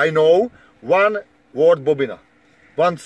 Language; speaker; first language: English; non-native, learner; Czech